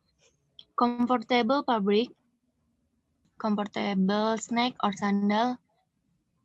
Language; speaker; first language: English; non-native, learner; Indonesian